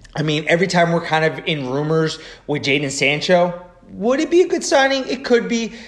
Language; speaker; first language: English; native; English